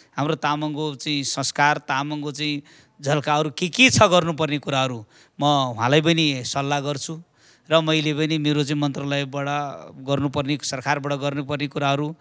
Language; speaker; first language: Nepali; non-native, local second language; Eastern Tamang